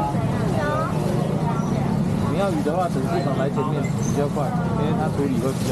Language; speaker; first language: Chinese; native; Chinese